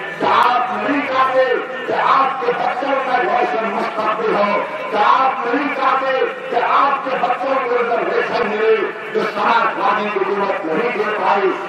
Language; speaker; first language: Urdu; native; Urdu